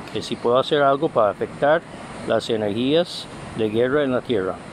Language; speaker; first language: Spanish; non-native, fluent; English